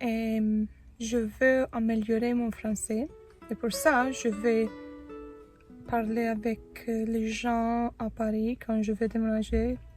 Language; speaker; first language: French; non-native, learner; Romanian